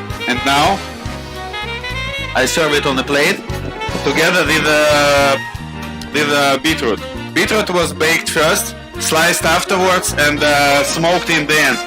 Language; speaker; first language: English; non-native, learner; Russian